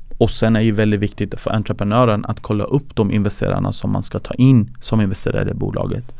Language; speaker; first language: Swedish; early bilingual, other home language; Persian